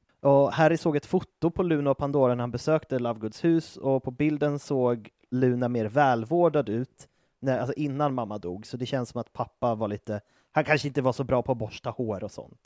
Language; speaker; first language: Swedish; native; Swedish